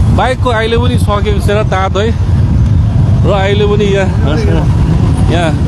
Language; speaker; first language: Nepali; native; Nepali